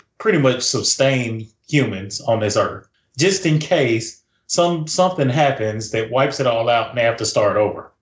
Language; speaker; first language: English; native; English